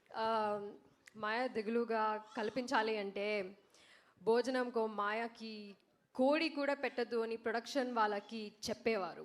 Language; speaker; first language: Telugu; non-native, learner; Malayalam